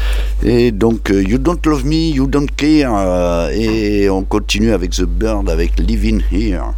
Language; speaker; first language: French; native; French